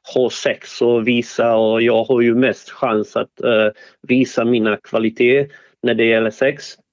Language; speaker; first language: Swedish; non-native, fluent; Bosnian